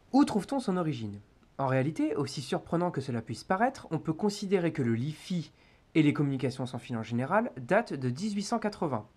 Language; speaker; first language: French; native; French